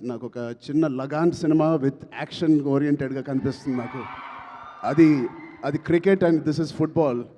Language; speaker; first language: Telugu; native; Telugu